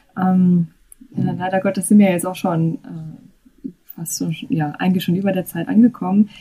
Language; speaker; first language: German; native; German